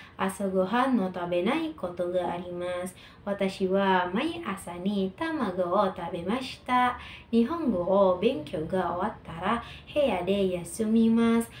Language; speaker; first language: Japanese; non-native, learner; Indonesian